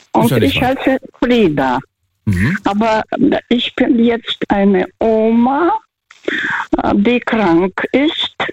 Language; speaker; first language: German; non-native, fluent; Russian